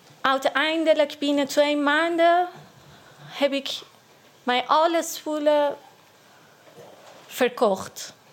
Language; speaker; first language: Dutch; non-native, learner; Persian